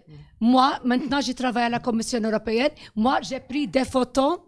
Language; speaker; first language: French; non-native, fluent; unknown